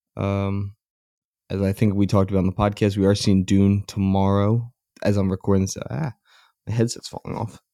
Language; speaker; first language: English; native; English